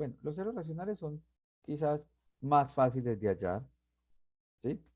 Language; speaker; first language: Spanish; native; Spanish